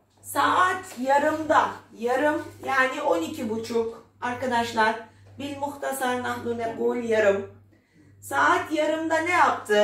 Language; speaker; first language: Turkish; non-native, fluent; Arabic